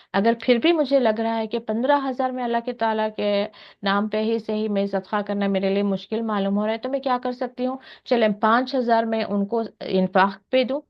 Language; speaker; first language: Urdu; native; Urdu